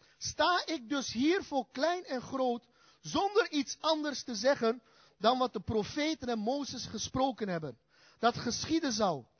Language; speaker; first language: Dutch; early bilingual, other home language; Turkish